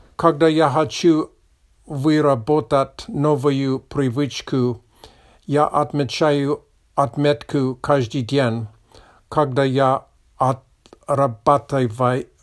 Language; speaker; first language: Russian; non-native, learner; English